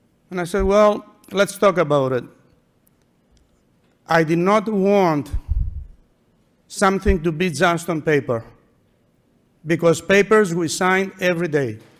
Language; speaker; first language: English; non-native, fluent; Greek